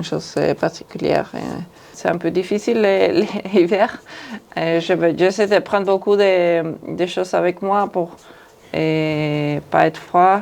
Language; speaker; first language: French; non-native, fluent; Spanish